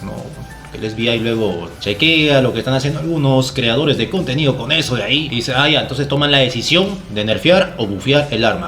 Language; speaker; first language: Spanish; native; Spanish